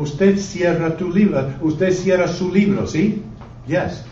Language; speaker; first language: Spanish; non-native, fluent; English